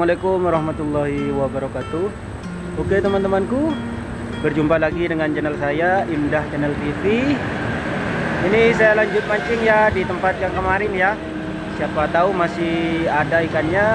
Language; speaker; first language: Indonesian; non-native, local second language; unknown